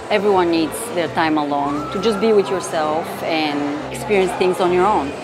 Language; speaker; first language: English; non-native, fluent; Bulgarian